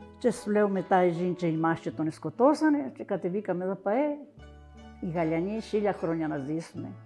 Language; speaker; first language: Greek; native; Greek